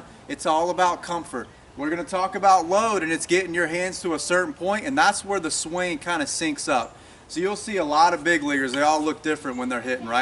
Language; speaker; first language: English; native; English